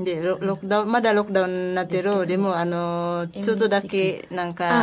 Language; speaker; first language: Japanese; non-native, learner; Filipino